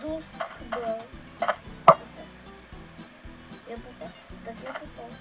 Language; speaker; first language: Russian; non-native, local second language; Ukrainian